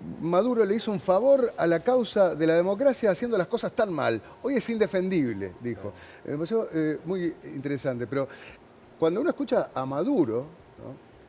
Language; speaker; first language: Spanish; native; Spanish